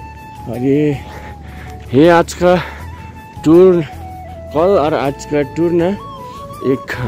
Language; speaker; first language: Hindi; non-native, local second language; Nepali